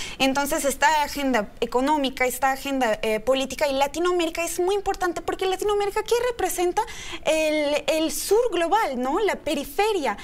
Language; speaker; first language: Spanish; non-native, fluent; Turkish